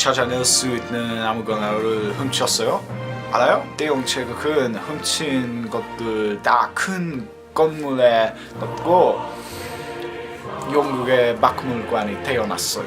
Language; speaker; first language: Korean; non-native, learner; English